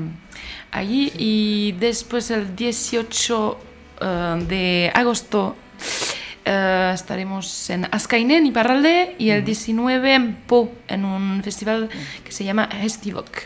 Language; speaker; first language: Spanish; non-native, fluent; French